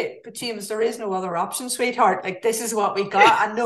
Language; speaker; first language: English; native; English